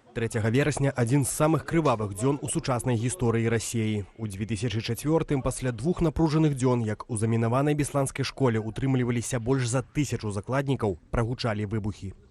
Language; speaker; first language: Belarusian; native; Belarusian